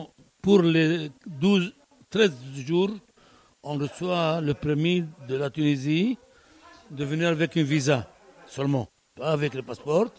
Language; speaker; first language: French; non-native, learner; Arabic